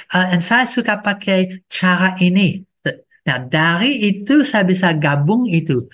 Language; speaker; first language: Indonesian; non-native, fluent; English